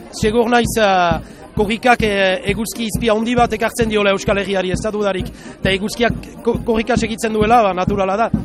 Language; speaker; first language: Basque; non-native, local second language; French